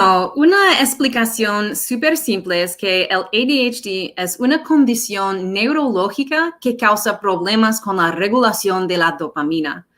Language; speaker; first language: Spanish; non-native, fluent; English